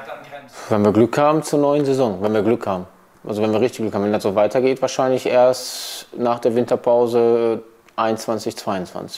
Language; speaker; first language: German; native; German